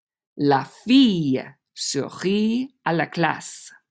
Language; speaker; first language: French; non-native, fluent; English